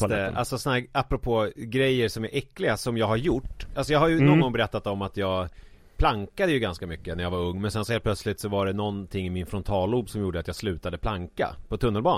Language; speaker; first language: Swedish; native; Swedish